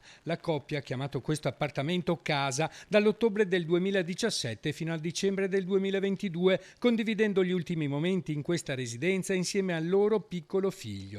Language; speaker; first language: Italian; native; Italian